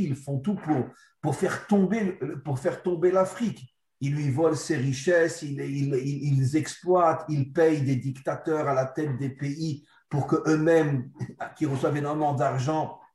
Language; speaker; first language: French; native; French